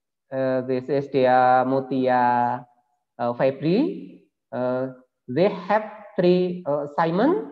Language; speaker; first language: English; non-native, learner; Indonesian